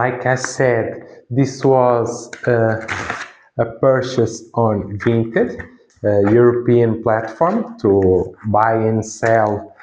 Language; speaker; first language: English; non-native, fluent; Portuguese